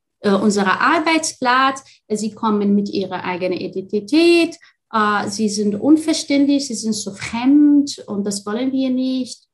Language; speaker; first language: German; non-native, fluent; Arabic